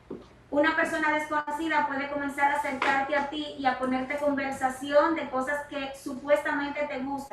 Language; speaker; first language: Spanish; native; Spanish